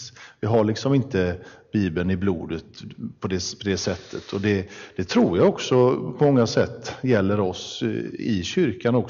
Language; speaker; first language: Swedish; native; Swedish